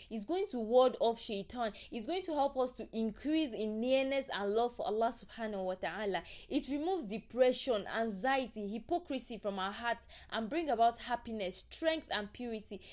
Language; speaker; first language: English; non-native, local second language; Yoruba